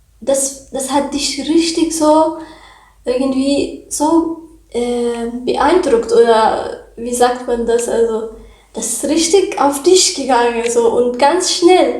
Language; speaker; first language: German; non-native, learner; Arabic